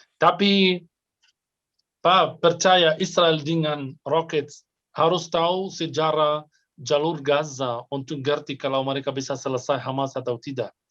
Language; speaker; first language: Indonesian; non-native, fluent; Arabic